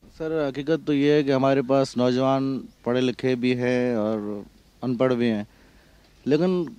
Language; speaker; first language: Urdu; non-native, local second language; Sindhi